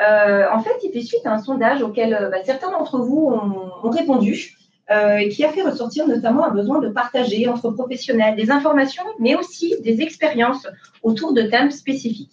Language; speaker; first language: French; native; French